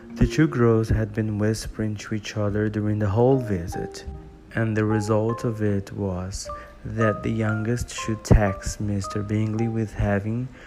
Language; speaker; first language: English; non-native, fluent; Portuguese